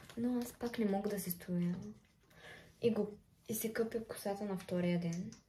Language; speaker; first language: Bulgarian; non-native, local second language; Turkish